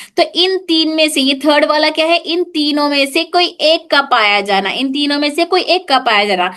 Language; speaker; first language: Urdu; native; Urdu